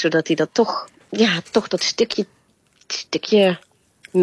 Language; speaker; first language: Dutch; native; Dutch